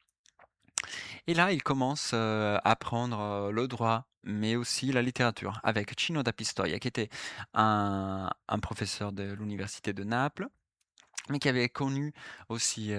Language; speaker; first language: French; native; French